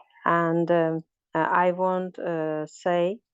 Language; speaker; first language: English; non-native, learner; Azerbaijani